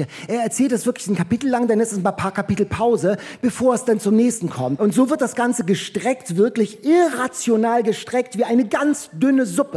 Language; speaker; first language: German; native; German